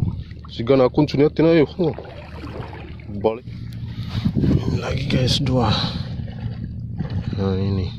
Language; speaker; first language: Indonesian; non-native, local second language; Sundanese